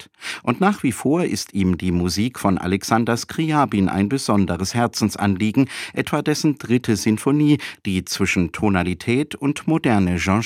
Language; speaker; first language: German; native; German